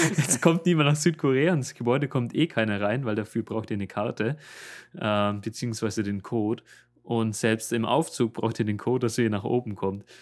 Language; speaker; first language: German; native; German